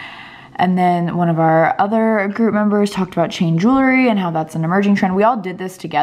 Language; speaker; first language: English; native; English